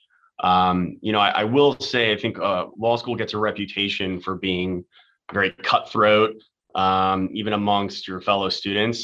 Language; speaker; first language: English; native; English